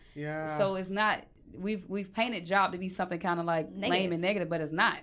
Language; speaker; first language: English; native; English